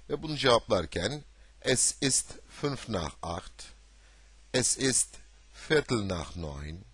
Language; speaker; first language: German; non-native, fluent; Turkish